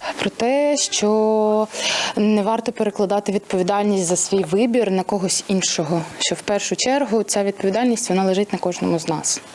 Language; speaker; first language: Ukrainian; native; Ukrainian